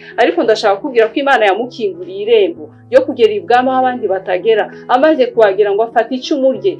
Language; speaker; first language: Kinyarwanda; early bilingual, heritage; Kinyarwanda